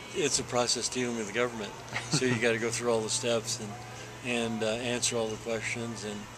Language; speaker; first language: English; native; English